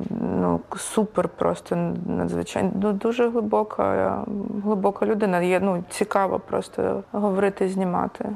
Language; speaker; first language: Ukrainian; native; Ukrainian